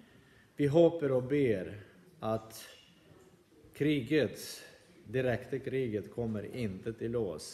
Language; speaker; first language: Swedish; non-native, fluent; Ukrainian